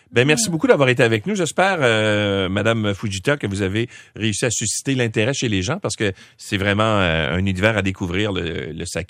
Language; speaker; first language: French; native; French